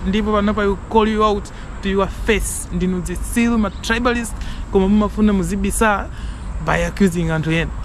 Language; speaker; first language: Nyanja; non-native, local second language; Tumbuka